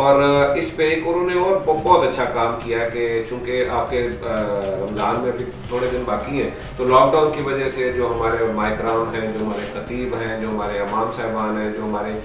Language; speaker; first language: Urdu; native; Urdu